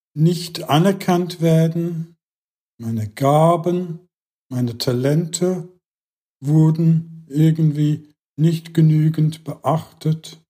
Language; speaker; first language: German; non-native, fluent; English